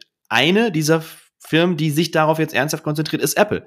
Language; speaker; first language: German; native; German